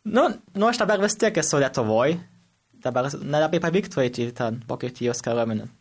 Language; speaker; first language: Lithuanian; early bilingual, heritage; Lithuanian